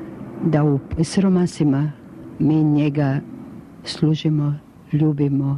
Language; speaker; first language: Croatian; non-native, local second language; Albanian